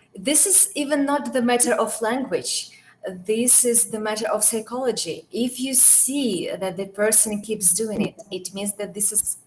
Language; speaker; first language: English; non-native, fluent; Ukrainian